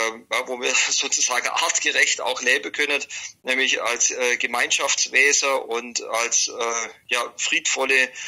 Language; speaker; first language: German; native; German